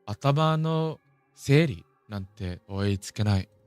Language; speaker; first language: Japanese; non-native, learner; English